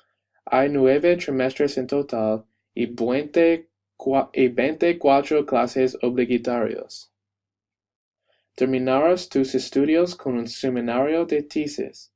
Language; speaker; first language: Spanish; non-native, learner; English